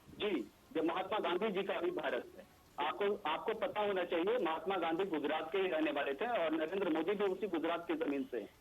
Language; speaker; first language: Hindi; native; Hindi